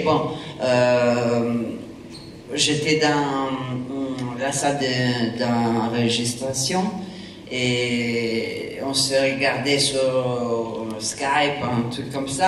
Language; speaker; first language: French; non-native, fluent; Italian